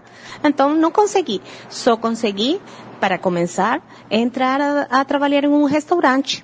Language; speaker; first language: Portuguese; non-native, fluent; Spanish